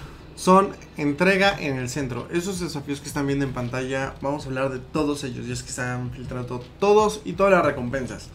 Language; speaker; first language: Spanish; native; Spanish